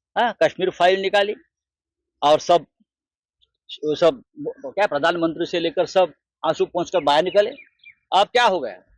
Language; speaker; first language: Hindi; non-native, local second language; Marathi